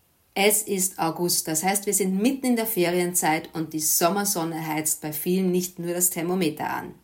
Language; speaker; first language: German; native; German